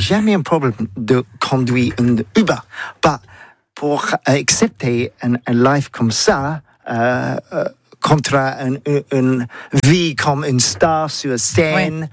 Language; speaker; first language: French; non-native, learner; English